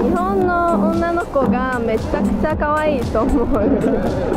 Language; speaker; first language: Japanese; non-native, learner; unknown